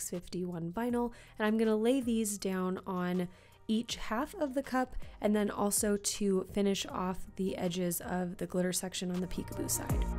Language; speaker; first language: English; native; English